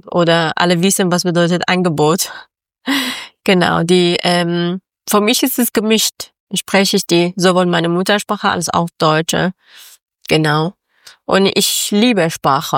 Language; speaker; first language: German; non-native, local second language; Persian